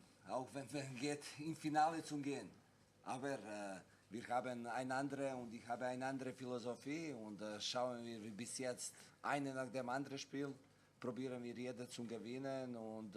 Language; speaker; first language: German; non-native, fluent; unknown